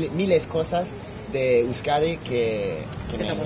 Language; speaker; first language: Spanish; non-native, fluent; English